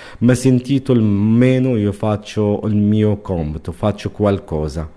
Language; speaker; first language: Italian; non-native, learner; Arabic